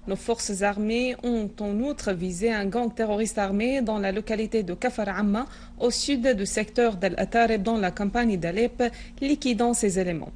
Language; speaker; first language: French; non-native, fluent; Arabic